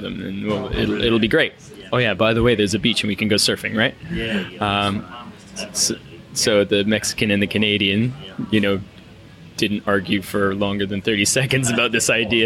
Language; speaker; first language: English; native; English